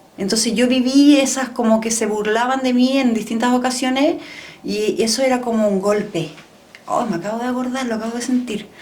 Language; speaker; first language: Spanish; early bilingual, heritage; Spanish